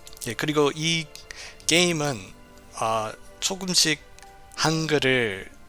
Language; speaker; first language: Korean; non-native, fluent; English